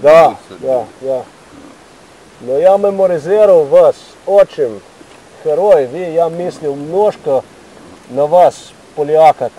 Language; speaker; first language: Russian; non-native, learner; Slovenian